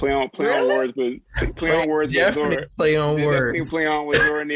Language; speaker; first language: English; native; English